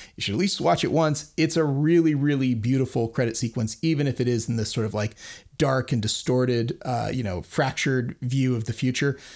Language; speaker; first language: English; native; English